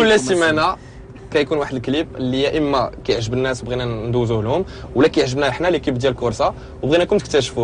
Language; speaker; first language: Arabic; native; Arabic